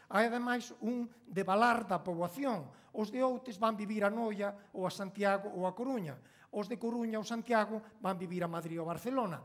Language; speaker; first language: Galician; native; Galician